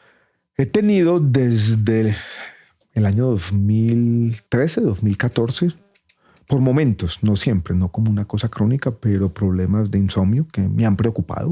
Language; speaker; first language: Spanish; native; Spanish